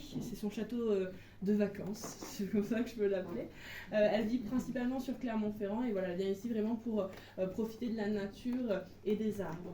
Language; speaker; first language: French; native; French